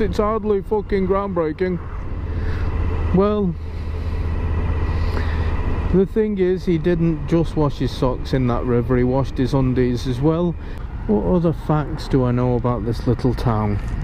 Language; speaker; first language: English; native; English